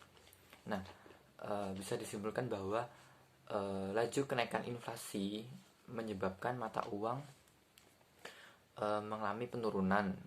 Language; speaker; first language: Indonesian; native; Indonesian